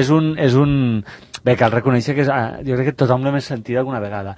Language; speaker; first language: Catalan; native; Catalan